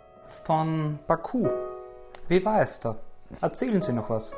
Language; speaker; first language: German; native; German